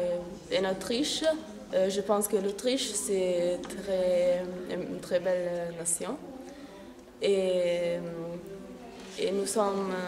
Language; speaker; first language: French; non-native, learner; Italian